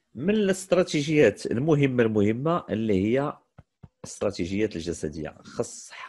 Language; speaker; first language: Arabic; native; Arabic